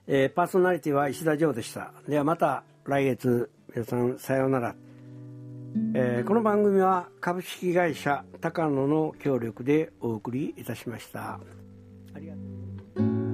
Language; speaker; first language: Japanese; native; Japanese